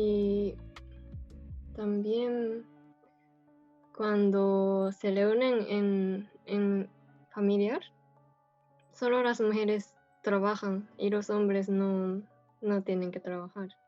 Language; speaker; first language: Spanish; non-native, fluent; Japanese